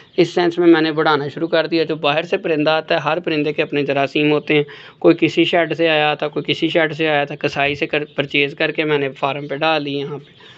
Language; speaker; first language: Urdu; native; Urdu